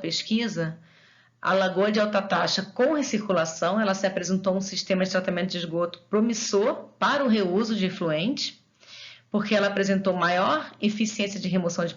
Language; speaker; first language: Portuguese; native; Portuguese